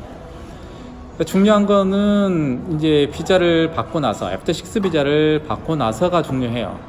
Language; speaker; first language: Korean; native; Korean